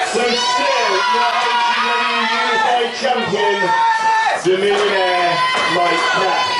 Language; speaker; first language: English; native; English